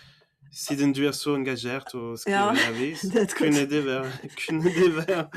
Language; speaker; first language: Norwegian; non-native, fluent; French